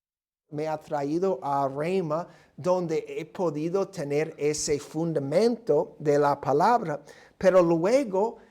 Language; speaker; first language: Spanish; non-native, fluent; English